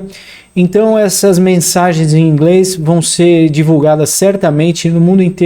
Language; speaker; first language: Portuguese; native; Portuguese